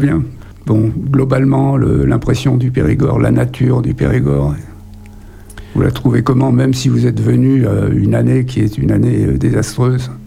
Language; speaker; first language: French; native; French